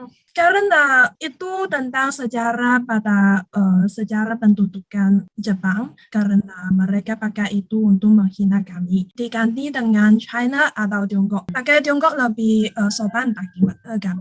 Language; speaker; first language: Indonesian; non-native, learner; Chinese